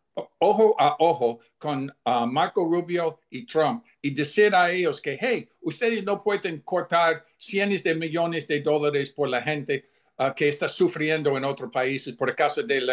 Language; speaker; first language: Spanish; non-native, fluent; English